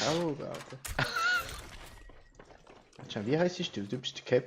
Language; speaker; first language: German; native; German